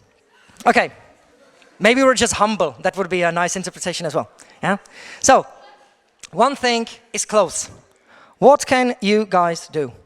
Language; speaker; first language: English; non-native, fluent; Czech